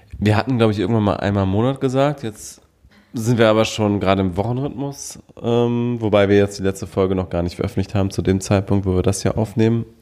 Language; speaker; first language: German; native; German